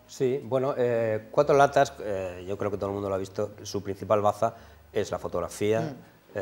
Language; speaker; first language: Spanish; native; Spanish